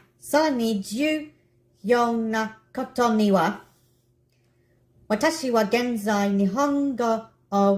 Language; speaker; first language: Japanese; non-native, learner; English